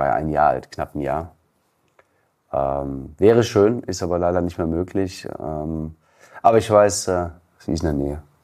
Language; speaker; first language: German; native; German